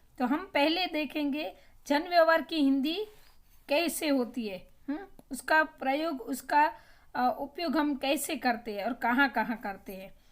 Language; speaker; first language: Hindi; non-native, local second language; Gujarati